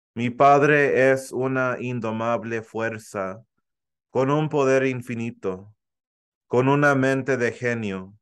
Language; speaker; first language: Spanish; early bilingual, heritage; Spanish